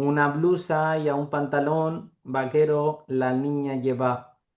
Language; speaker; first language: Spanish; non-native, fluent; Urdu